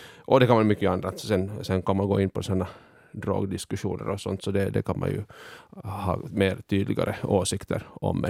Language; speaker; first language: Swedish; native; Swedish